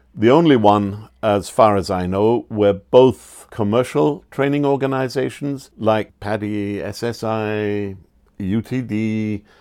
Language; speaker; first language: English; native; English